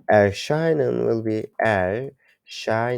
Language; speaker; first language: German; non-native, learner; Turkish